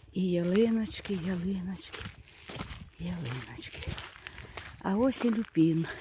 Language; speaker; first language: Ukrainian; non-native, local second language; Russian